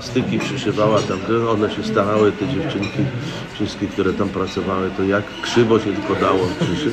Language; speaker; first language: Polish; native; Polish